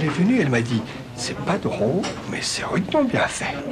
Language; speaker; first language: French; non-native, fluent; Polish